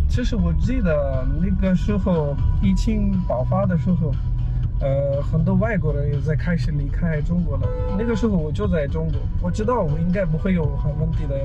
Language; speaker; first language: Chinese; non-native, fluent; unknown